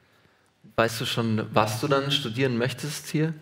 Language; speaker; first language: German; native; German